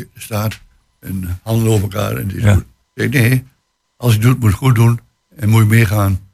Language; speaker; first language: Dutch; native; Dutch